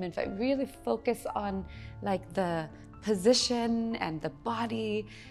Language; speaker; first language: English; early bilingual, other home language; Vietnamese